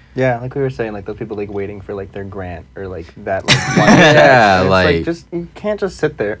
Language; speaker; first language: English; native; English